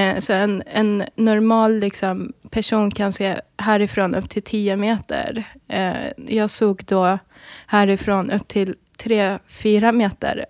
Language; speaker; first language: Swedish; early bilingual, other home language; Arabic